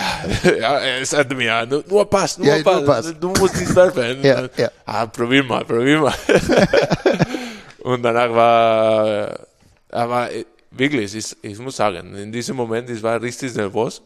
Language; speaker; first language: German; non-native, fluent; Spanish